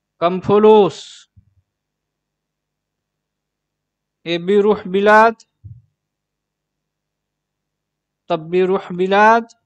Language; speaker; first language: Arabic; non-native, learner; Urdu